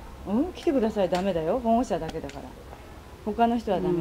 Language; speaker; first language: Japanese; native; Japanese